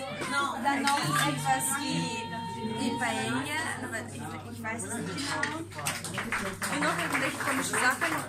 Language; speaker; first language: German; non-native, fluent; Russian